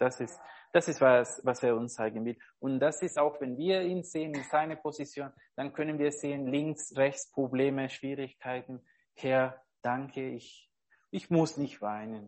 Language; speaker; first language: German; non-native, fluent; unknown